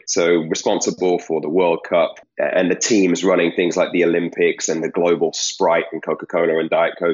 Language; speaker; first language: English; native; English